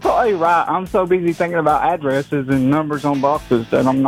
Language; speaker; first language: English; native; English